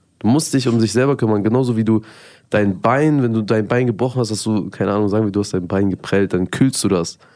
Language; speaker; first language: German; early bilingual, other home language; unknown